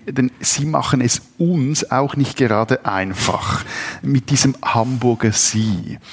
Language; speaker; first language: German; native; German